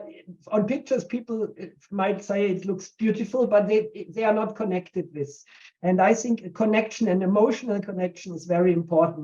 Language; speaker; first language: English; non-native, fluent; German